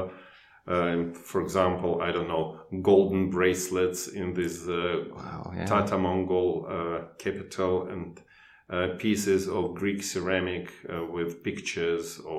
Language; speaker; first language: English; non-native, fluent; Russian